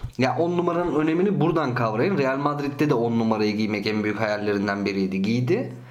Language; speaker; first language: Turkish; early bilingual, heritage; Turkish